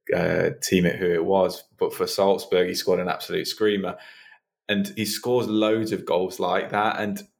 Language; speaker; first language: English; native; English